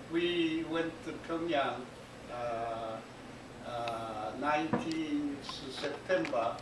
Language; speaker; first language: English; non-native, learner; Korean